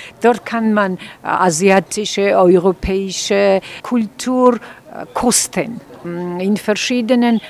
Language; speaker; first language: German; non-native, fluent; Georgian